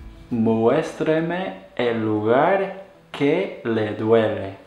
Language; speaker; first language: Spanish; non-native, fluent; English